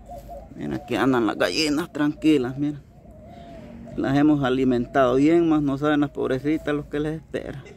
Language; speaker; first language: Spanish; native; Spanish